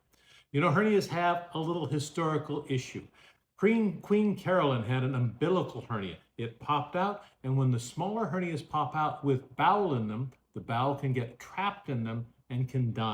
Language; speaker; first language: English; native; English